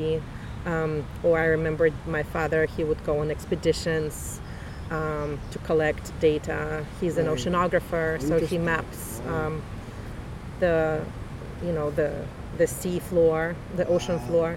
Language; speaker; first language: English; non-native, fluent; Russian